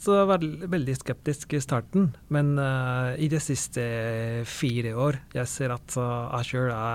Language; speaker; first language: Norwegian; non-native, fluent; Spanish